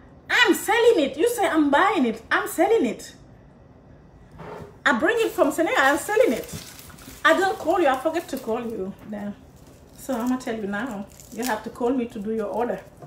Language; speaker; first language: English; non-native, learner; Wolof